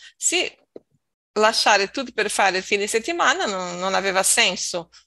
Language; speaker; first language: Italian; non-native, learner; Portuguese